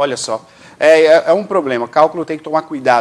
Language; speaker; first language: Portuguese; native; Portuguese